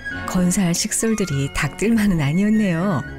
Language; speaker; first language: Korean; native; Korean